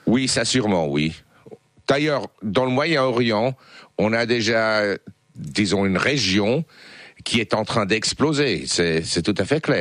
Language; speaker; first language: French; non-native, local second language; Swiss German